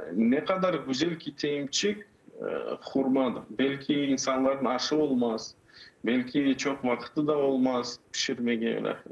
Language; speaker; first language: Turkish; non-native, fluent; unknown